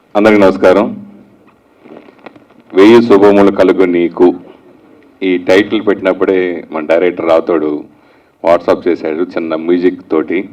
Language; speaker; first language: Telugu; native; Telugu